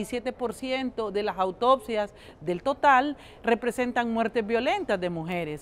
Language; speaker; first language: Spanish; native; Spanish